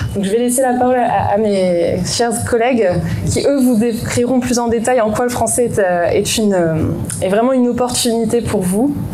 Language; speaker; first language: French; native; French